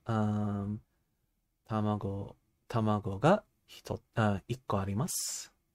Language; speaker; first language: Japanese; non-native, learner; English